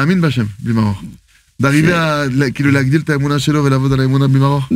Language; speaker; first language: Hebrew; non-native, fluent; French